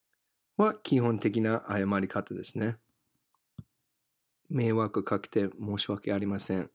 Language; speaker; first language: Japanese; non-native, fluent; English